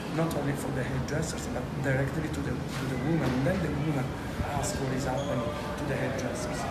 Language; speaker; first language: English; non-native, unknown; Italian